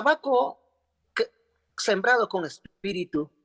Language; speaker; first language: Spanish; non-native, local second language; Quechua